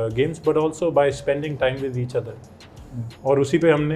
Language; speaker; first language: English; non-native, local second language; Punjabi